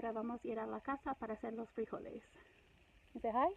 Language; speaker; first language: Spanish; non-native, learner; English